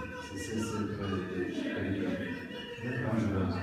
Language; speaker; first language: French; non-native, learner; Italian